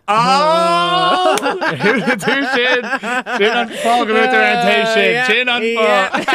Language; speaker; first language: Irish; non-native, local second language; English